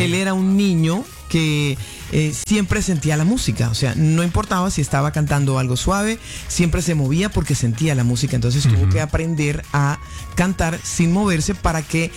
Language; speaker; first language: Spanish; native; Spanish